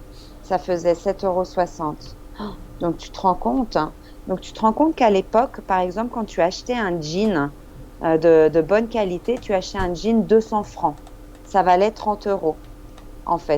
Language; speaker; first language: French; non-native, fluent; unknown